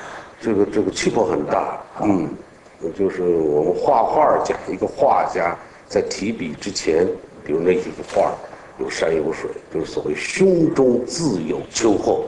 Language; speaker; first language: Chinese; native; Chinese